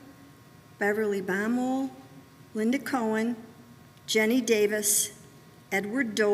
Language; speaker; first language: English; native; English